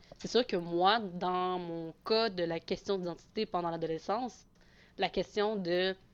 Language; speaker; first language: French; native; French